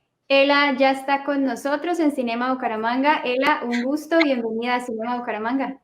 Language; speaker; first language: Spanish; native; Spanish